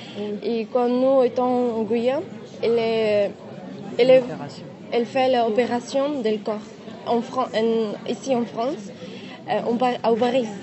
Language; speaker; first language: French; non-native, learner; Arabic